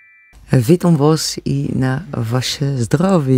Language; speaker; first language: Polish; non-native, learner; Dutch